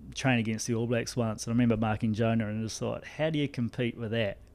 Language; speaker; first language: English; native; English